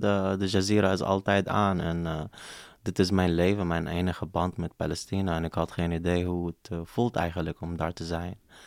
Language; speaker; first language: Dutch; non-native, fluent; Arabic